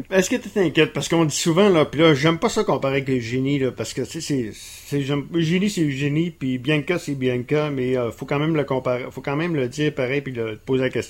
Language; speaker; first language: French; native; French